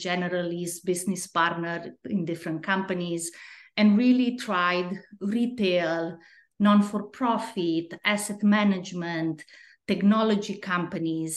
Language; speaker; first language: English; non-native, fluent; Romanian